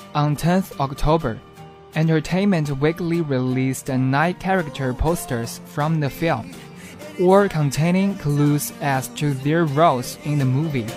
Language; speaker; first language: English; non-native, fluent; Chinese